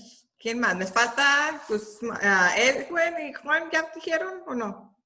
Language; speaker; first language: Spanish; early bilingual, heritage; Spanish